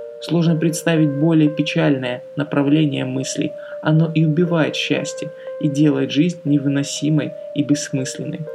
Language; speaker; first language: Russian; native; Russian